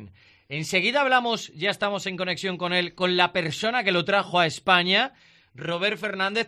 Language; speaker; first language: Spanish; native; Spanish